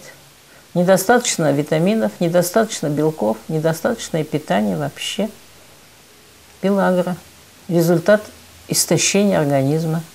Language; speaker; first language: Russian; native; Russian